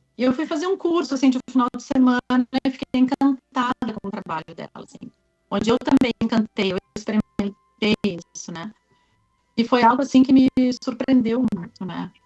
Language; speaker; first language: Portuguese; native; Portuguese